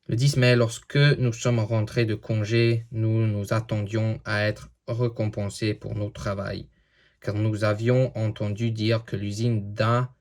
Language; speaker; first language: French; non-native, learner; English